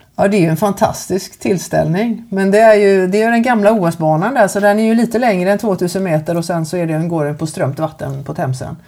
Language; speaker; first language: Swedish; native; Swedish